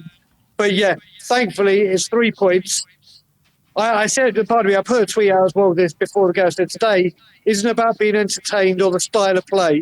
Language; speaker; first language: English; native; English